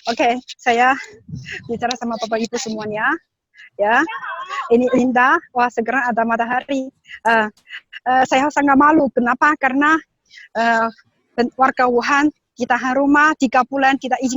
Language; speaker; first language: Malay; non-native, learner; Chinese